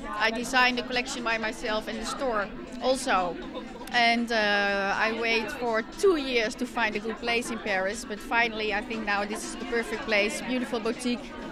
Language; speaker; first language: English; non-native, fluent; Dutch